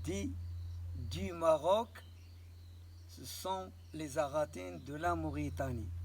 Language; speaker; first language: French; non-native, local second language; Arabic